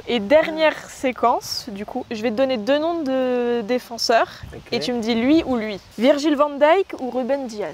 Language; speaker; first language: French; native; French